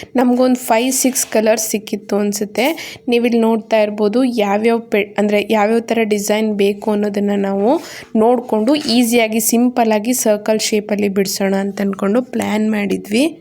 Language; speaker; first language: Kannada; native; Kannada